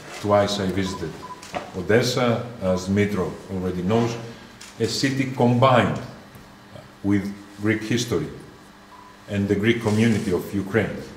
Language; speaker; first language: English; non-native, fluent; Greek